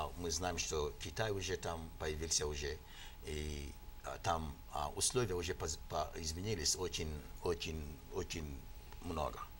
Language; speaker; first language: Russian; non-native, fluent; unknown